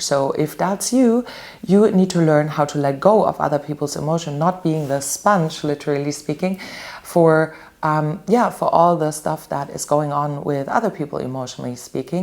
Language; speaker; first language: English; non-native, fluent; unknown